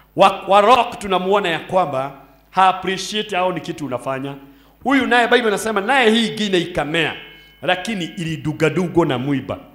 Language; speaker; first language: Swahili; non-native, local second language; Kikuyu